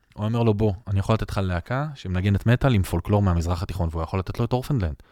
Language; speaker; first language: Hebrew; native; Hebrew